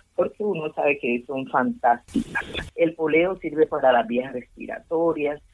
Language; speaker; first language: Spanish; native; Spanish